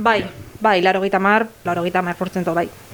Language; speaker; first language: Basque; non-native, local second language; Spanish